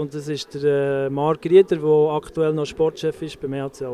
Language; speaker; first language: German; native; German